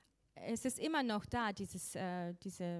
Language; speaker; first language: German; non-native, fluent; Russian